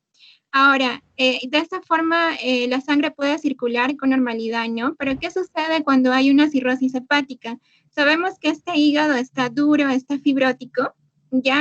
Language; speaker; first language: Spanish; native; Spanish